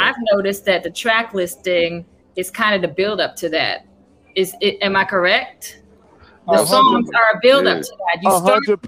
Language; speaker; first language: English; non-native, fluent; Dutch